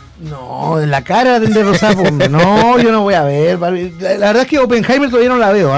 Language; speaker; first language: Spanish; native; Spanish